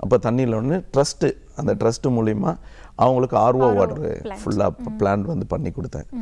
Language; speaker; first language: Tamil; native; Tamil